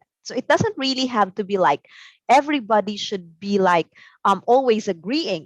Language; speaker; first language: English; non-native, local second language; Cebuano